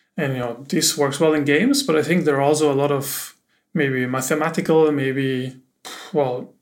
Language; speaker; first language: English; non-native, fluent; German